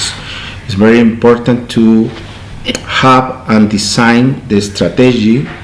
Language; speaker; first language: English; non-native, learner; Spanish